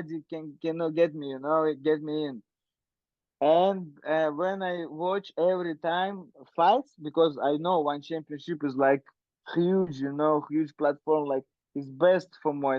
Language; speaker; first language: English; non-native, learner; Russian